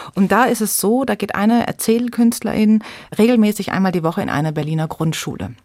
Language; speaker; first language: German; native; German